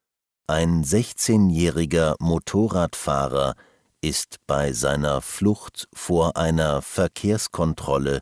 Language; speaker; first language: German; native; German